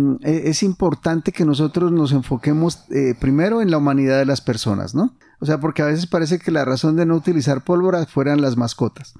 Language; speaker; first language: Spanish; native; Spanish